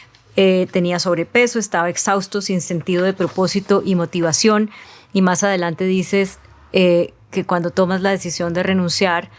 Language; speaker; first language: Spanish; native; Spanish